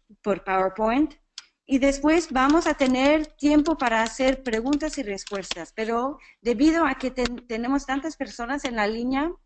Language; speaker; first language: Spanish; non-native, fluent; English